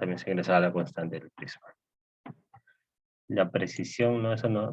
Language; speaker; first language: Spanish; native; Spanish